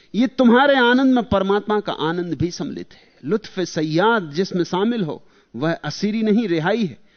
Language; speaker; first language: Hindi; native; Hindi